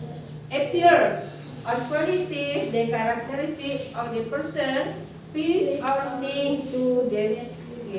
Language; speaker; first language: English; non-native, learner; Indonesian